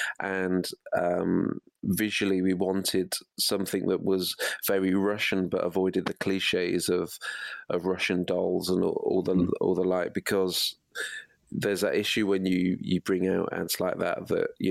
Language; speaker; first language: English; native; English